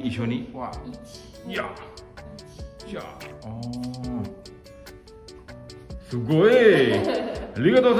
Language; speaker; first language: Japanese; non-native, learner; Thai